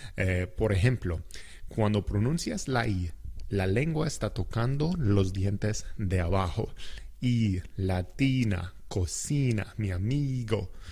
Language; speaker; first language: Spanish; non-native, fluent; English